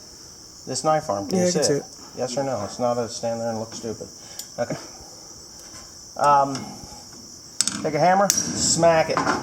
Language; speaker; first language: English; native; English